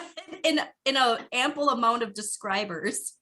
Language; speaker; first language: English; native; English